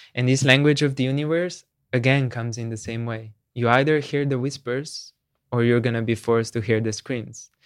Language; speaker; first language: English; non-native, fluent; Slovenian